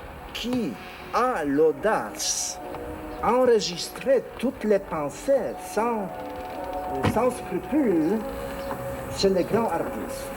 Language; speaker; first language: French; non-native, fluent; Polish